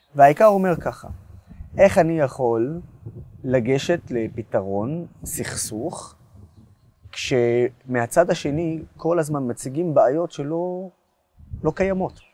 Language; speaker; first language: Hebrew; non-native, local second language; Arabic